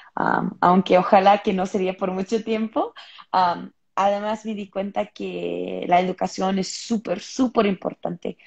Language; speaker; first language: Spanish; early bilingual, heritage; Spanish